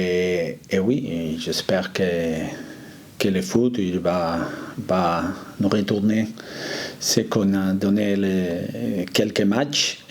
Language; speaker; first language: French; non-native, fluent; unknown